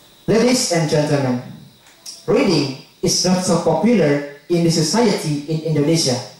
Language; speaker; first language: English; non-native, learner; Indonesian